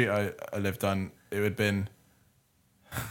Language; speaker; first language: English; native; English